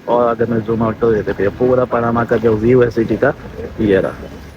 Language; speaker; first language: Hindi; native; Hindi